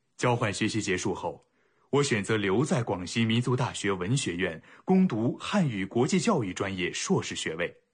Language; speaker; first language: Chinese; non-native, fluent; Vietnamese